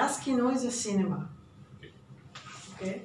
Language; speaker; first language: German; non-native, fluent; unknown